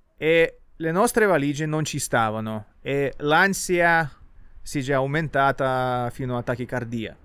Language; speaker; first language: Italian; non-native, fluent; Russian